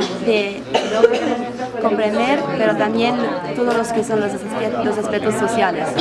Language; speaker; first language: Spanish; non-native, fluent; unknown